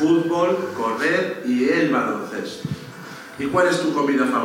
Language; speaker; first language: Spanish; native; Spanish